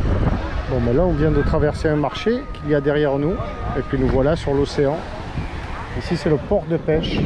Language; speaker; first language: French; native; French